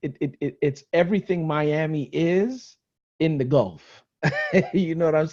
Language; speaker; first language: English; native; English